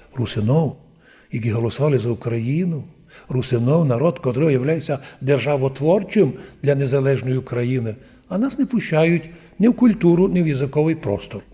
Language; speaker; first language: Ukrainian; non-native, local second language; Rusyn